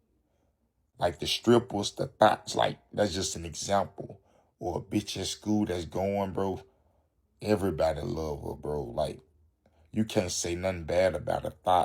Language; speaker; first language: English; native; English